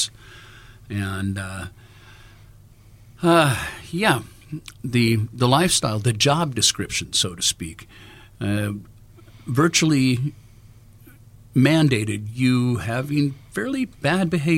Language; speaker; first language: English; native; English